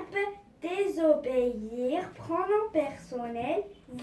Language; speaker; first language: French; non-native, learner; Arabic